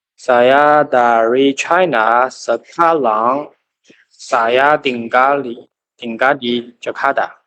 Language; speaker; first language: Indonesian; non-native, learner; Chinese